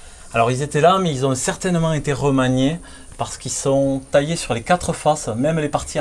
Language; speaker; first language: French; native; French